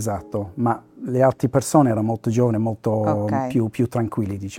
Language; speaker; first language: Italian; non-native, fluent; English